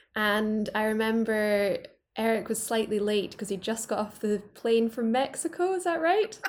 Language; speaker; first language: English; native; English